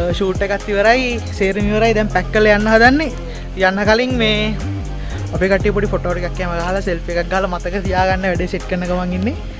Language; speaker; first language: Sinhala; native; Sinhala